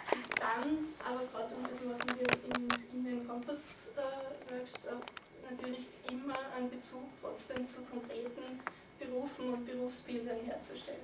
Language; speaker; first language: German; native; German